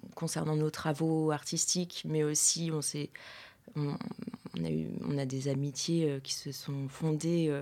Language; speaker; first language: French; native; French